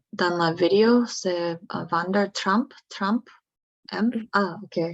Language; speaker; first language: French; non-native, learner; English